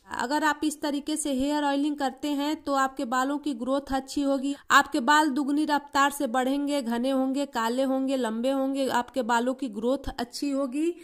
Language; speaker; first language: Hindi; native; Hindi